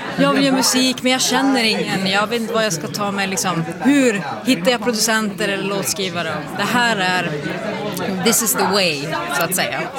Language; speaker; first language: Swedish; native; Swedish